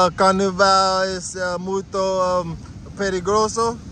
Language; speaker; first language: Portuguese; non-native, learner; English